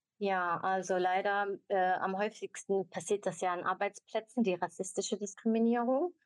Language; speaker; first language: German; early bilingual, other home language; Albanian